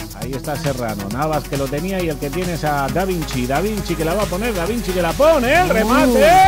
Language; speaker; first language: Spanish; native; Spanish